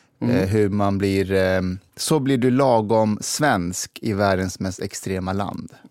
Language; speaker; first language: Swedish; early bilingual, other home language; Persian